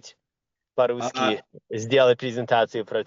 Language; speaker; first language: Russian; early bilingual, other home language; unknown